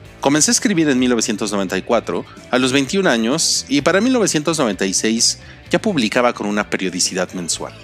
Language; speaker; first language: Spanish; native; Spanish